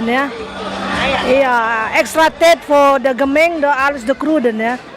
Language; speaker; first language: Dutch; non-native, learner; Indonesian